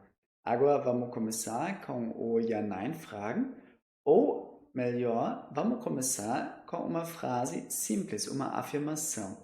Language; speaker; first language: Portuguese; non-native, fluent; German